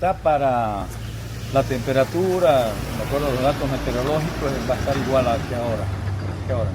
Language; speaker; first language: Spanish; native; Spanish